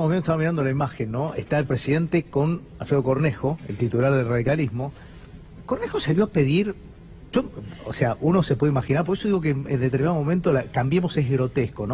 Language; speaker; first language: Spanish; native; Spanish